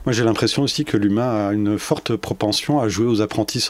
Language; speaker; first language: French; native; French